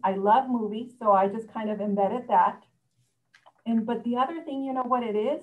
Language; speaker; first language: English; non-native, fluent; Spanish